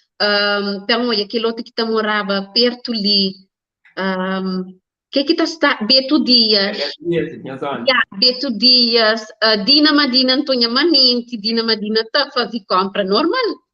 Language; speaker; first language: Portuguese; non-native, learner; Kabuverdianu